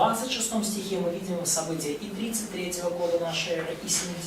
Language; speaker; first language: Russian; native; Russian